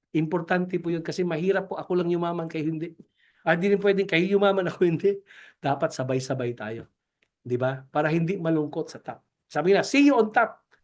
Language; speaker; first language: Filipino; non-native, local second language; Cebuano